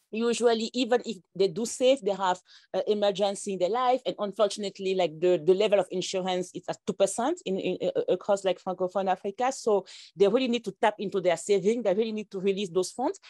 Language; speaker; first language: English; non-native, local second language; French